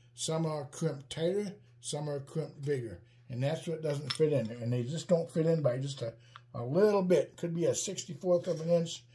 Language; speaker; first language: English; native; English